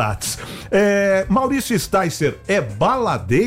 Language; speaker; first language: Portuguese; native; Portuguese